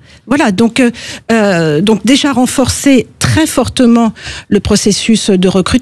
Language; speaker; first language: French; native; French